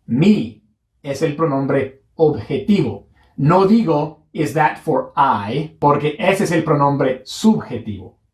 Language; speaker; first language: Spanish; non-native, fluent; English